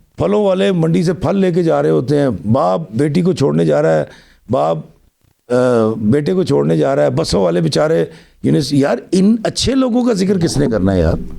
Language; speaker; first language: Urdu; non-native, local second language; Punjabi